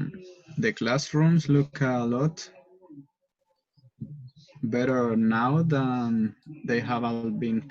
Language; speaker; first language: English; non-native, learner; Spanish